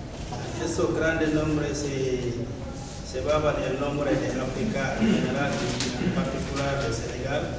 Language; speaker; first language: Spanish; non-native, learner; Wolof